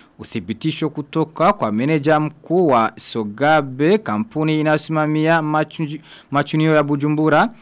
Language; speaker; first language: Swahili; non-native, local second language; Rundi